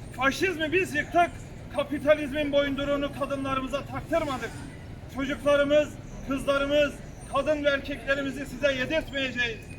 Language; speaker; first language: Turkish; native; Turkish